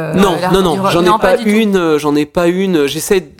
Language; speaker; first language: French; native; French